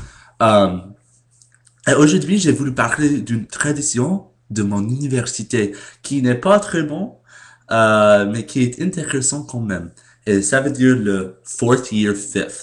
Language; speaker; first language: French; non-native, learner; English